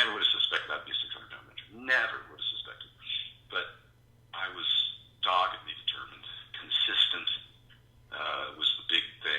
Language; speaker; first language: English; native; English